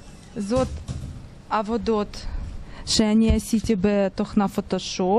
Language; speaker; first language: Hebrew; non-native, learner; Russian